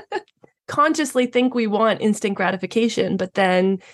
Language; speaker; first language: English; native; English